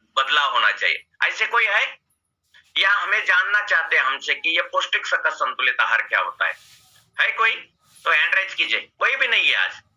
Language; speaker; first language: Hindi; non-native, local second language; Marathi